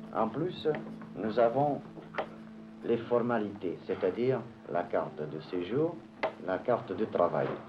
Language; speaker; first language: French; non-native, fluent; Portuguese